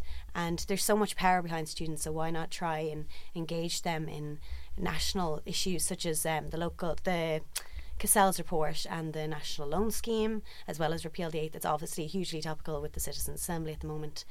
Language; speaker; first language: English; native; English